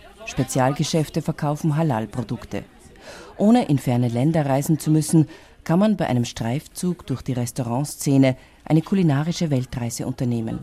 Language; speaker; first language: German; native; German